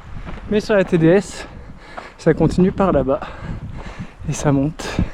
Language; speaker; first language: French; native; French